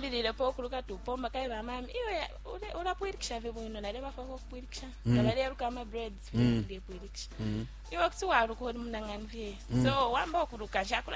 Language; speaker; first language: English; non-native, local second language; Bemba